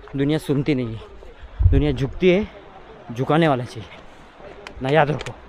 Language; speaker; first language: Hindi; non-native, local second language; Marathi